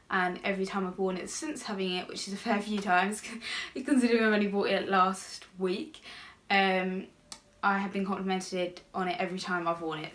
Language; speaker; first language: English; native; English